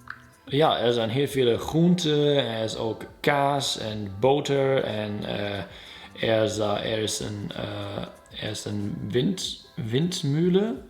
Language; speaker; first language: Dutch; non-native, learner; German